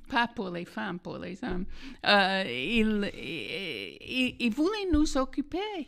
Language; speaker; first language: French; non-native, fluent; English